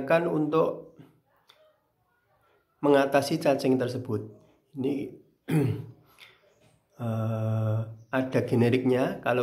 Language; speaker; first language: Indonesian; native; Indonesian